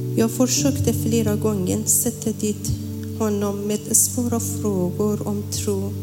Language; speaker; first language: Swedish; non-native, learner; Persian